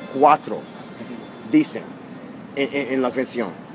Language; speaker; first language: Spanish; early bilingual, heritage; Spanish